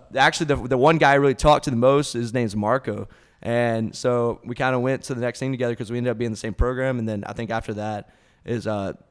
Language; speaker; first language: English; native; English